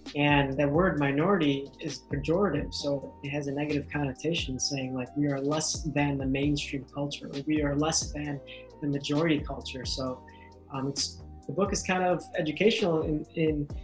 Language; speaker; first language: English; native; English